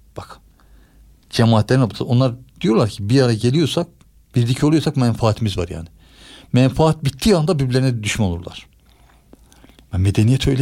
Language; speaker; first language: Turkish; native; Turkish